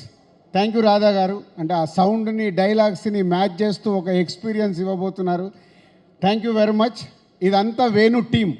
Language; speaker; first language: Telugu; native; Telugu